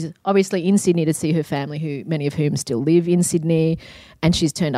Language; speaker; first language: English; native; English